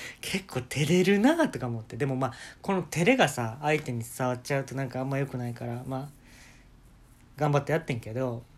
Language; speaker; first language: Japanese; native; Japanese